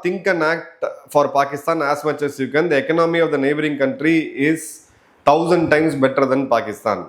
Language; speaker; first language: English; non-native, local second language; Tamil